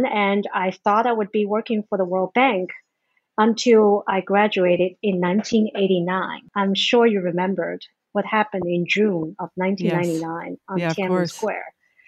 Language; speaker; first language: English; non-native, fluent; Chinese